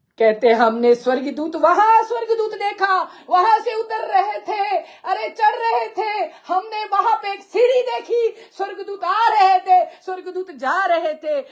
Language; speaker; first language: Hindi; non-native, local second language; Punjabi